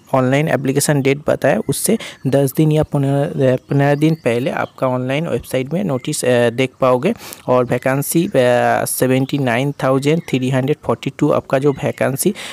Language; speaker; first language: Hindi; non-native, local second language; Bangla